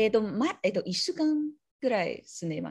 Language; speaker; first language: Japanese; non-native, learner; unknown